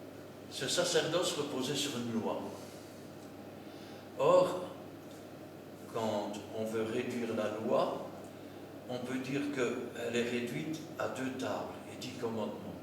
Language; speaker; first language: French; native; French